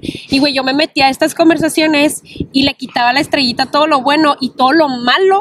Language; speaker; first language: Spanish; early bilingual, heritage; Spanish